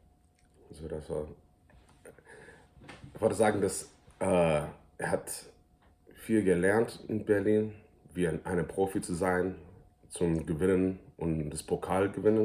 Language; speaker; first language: German; early bilingual, heritage; English